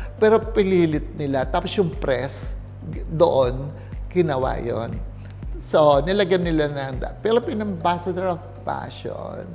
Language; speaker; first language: Filipino; native; Filipino